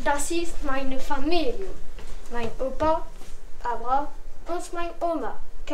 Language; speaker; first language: German; non-native, learner; French